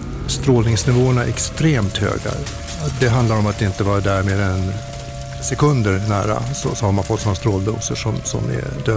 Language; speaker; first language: Swedish; native; Swedish